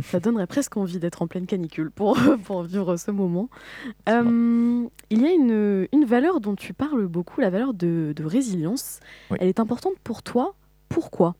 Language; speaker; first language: French; native; French